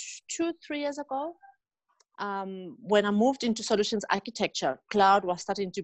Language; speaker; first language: English; non-native, local second language; Xhosa